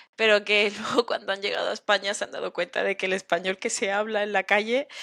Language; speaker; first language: Spanish; native; Spanish